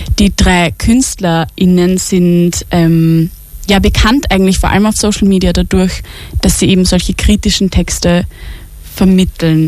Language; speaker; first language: German; native; German